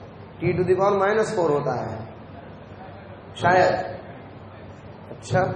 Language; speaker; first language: Hindi; native; Hindi